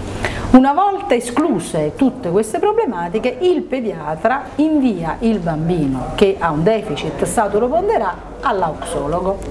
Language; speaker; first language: Italian; native; Italian